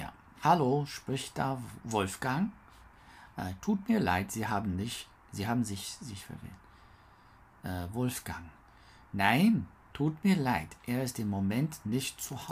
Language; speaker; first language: German; non-native, learner; English